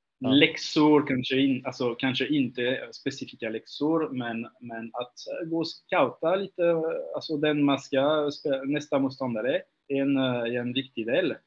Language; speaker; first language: Swedish; non-native, fluent; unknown